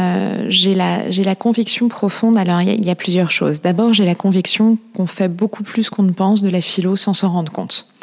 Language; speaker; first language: French; native; French